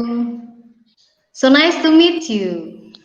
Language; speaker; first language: English; non-native, learner; Indonesian